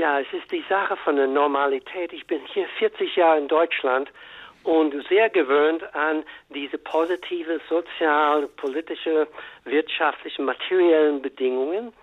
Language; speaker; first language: German; non-native, fluent; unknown